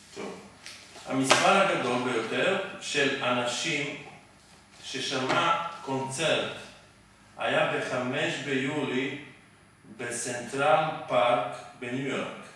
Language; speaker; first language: Hebrew; non-native, fluent; Serbian